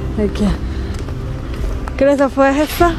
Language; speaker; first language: Korean; non-native, learner; Spanish